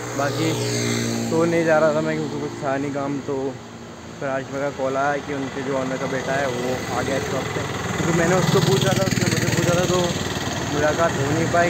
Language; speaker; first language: Hindi; native; Hindi